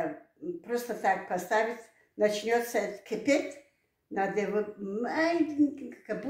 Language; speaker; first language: Russian; non-native, local second language; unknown